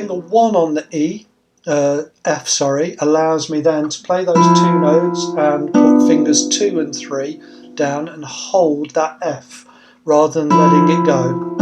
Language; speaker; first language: English; native; English